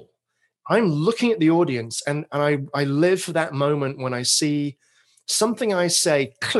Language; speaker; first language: English; native; English